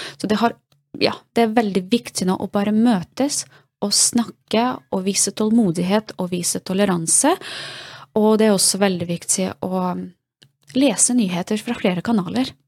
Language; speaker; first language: Norwegian; non-native, fluent; Russian